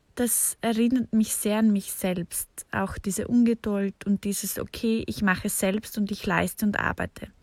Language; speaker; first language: German; native; German